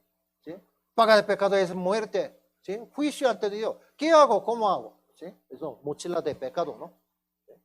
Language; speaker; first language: Spanish; non-native, fluent; Korean